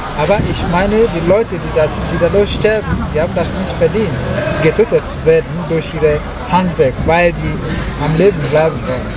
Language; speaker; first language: German; non-native, fluent; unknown